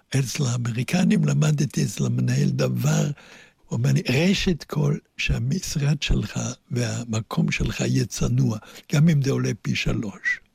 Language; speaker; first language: Hebrew; non-native, fluent; German